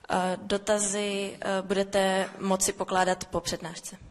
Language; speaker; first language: Czech; native; Czech